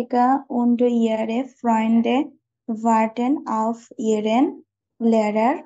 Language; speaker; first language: German; non-native, learner; Bangla